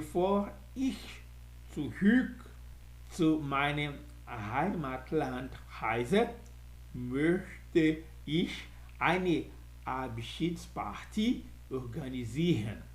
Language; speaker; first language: German; non-native, fluent; Portuguese